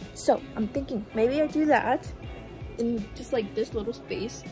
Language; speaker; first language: English; early bilingual, other home language; Spanish